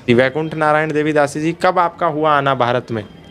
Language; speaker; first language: Hindi; native; Hindi